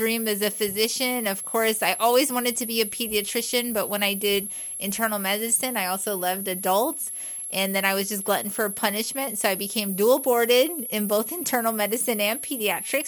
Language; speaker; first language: English; native; English